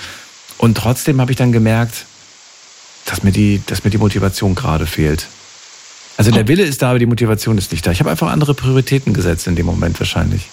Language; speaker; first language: German; native; German